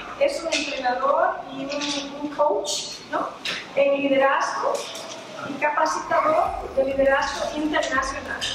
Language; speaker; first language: Spanish; early bilingual, heritage; Spanish